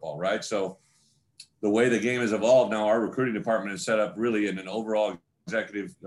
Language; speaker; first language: English; native; English